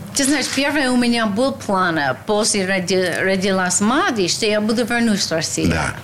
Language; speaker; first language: Russian; non-native, learner; English